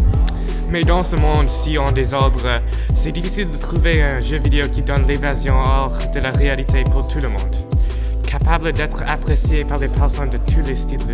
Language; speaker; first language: French; non-native, learner; English